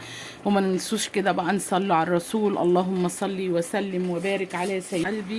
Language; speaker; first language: Arabic; native; Arabic